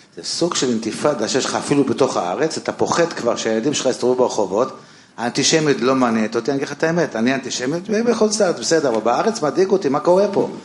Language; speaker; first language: Hebrew; native; Hebrew